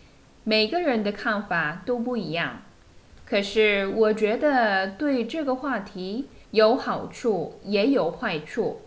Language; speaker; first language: Chinese; non-native, fluent; Korean